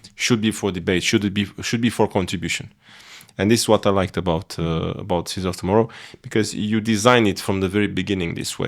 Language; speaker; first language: English; non-native, fluent; Romanian